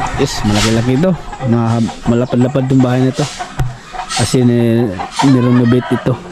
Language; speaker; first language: Filipino; native; Filipino